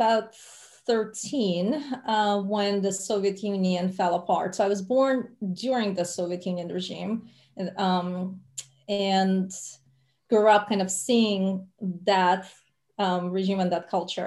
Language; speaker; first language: English; non-native, fluent; Russian